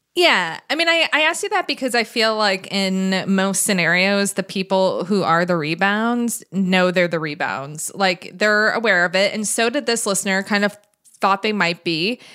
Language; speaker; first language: English; native; English